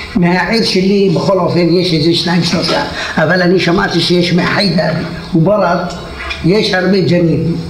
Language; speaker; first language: Hebrew; non-native, fluent; Arabic